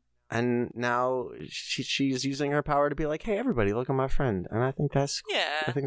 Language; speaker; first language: English; native; English